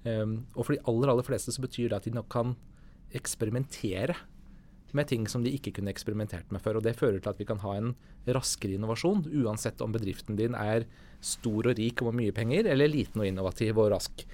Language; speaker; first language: Norwegian; native; Norwegian